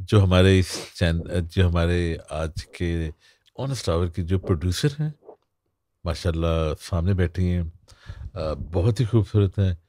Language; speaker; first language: Urdu; non-native, local second language; Punjabi